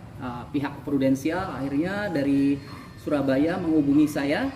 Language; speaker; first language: Indonesian; native; Indonesian